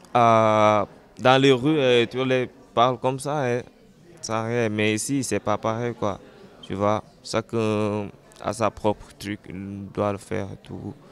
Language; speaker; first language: French; non-native, local second language; Wolof